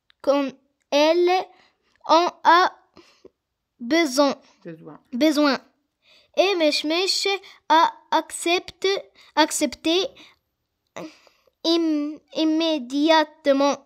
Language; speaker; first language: French; non-native, learner; Arabic